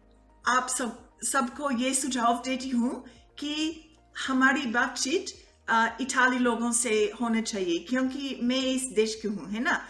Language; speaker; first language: Hindi; non-native, fluent; Italian